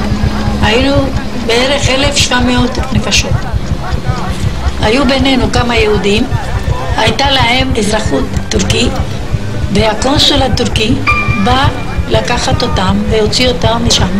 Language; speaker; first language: Hebrew; non-native, fluent; Ladino